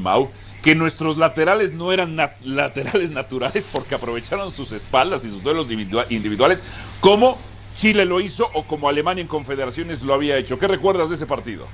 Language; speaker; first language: Spanish; native; Spanish